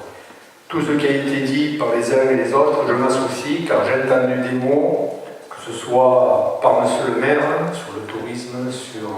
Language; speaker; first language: French; native; French